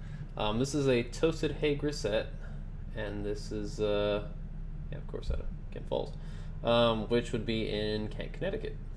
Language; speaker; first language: English; native; English